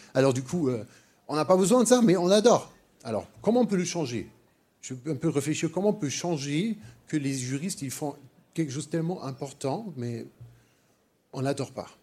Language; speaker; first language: French; non-native, fluent; German